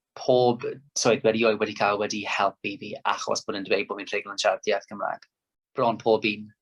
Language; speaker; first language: Welsh; non-native, local second language; English